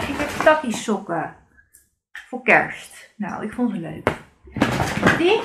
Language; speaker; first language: Dutch; native; Dutch